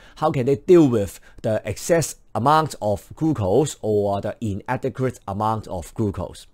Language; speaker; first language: English; non-native, local second language; Cantonese